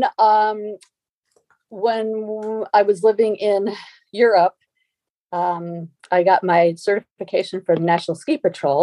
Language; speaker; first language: English; native; English